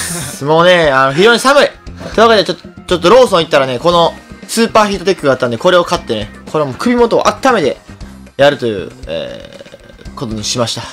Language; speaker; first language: Japanese; native; Japanese